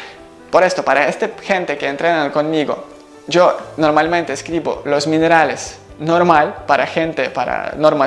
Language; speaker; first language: Spanish; non-native, learner; Ukrainian